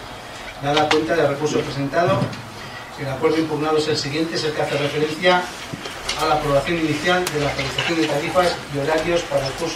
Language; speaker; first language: Spanish; native; Spanish